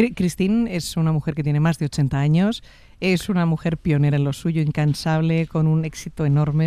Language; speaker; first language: Spanish; native; Spanish